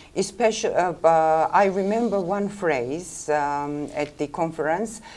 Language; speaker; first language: English; non-native, fluent; Georgian